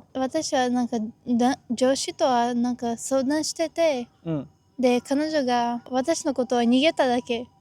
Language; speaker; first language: Japanese; non-native, learner; Portuguese